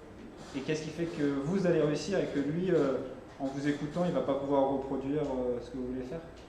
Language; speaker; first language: French; native; French